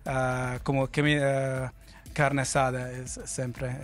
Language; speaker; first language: Spanish; non-native, learner; Arabic